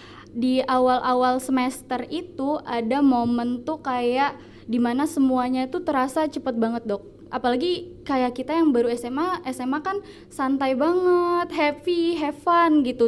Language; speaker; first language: Indonesian; native; Indonesian